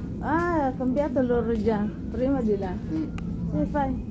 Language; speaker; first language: Italian; non-native, learner; Filipino